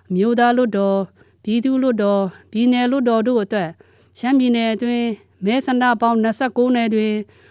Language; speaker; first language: Burmese; non-native, local second language; Pa'o Karen